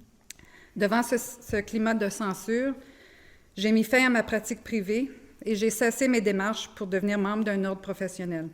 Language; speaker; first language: French; native; French